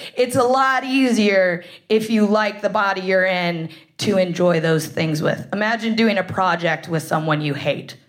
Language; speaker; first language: English; native; English